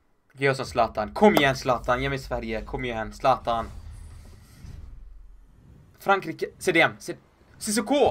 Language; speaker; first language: Swedish; native; Swedish